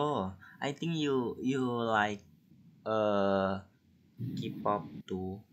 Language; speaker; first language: English; non-native, learner; Indonesian